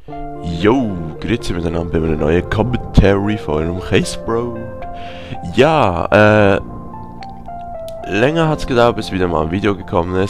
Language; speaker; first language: German; native; German